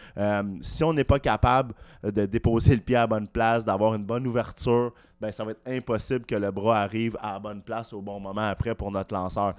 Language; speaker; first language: French; native; French